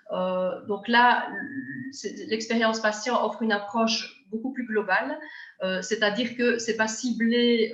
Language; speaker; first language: French; native; French